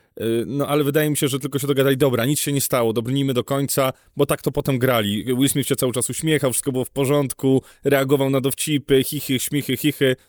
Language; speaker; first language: Polish; native; Polish